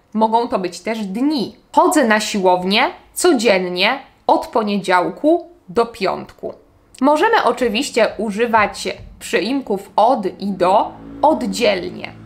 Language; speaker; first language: Polish; native; Polish